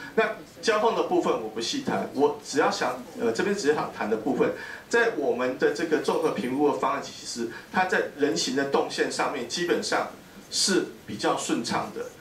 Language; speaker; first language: Chinese; native; Chinese